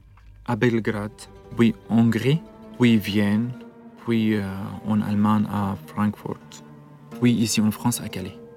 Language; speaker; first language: French; non-native, learner; Arabic